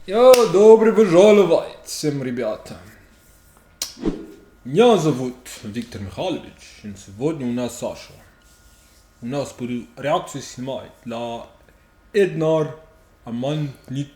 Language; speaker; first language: Russian; non-native, learner; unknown